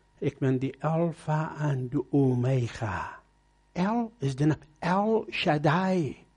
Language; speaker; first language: Dutch; non-native, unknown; Arabic